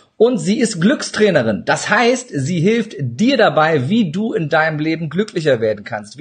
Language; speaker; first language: German; native; German